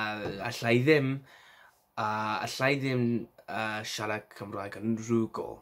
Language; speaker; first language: Welsh; non-native, learner; English